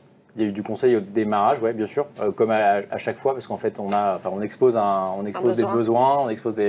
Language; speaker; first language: French; native; French